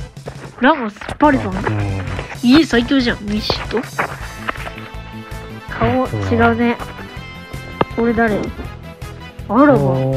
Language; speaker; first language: Japanese; native; Japanese